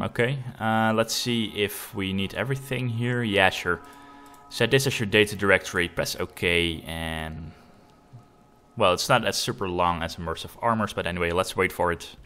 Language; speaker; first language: English; non-native, fluent; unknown